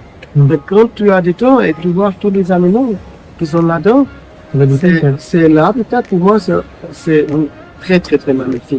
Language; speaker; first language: French; non-native, learner; German